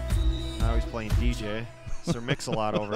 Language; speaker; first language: English; native; English